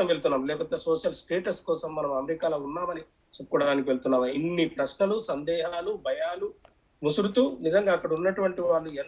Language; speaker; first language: Telugu; native; Telugu